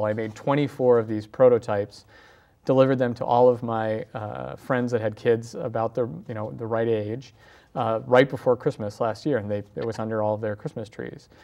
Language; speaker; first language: English; native; English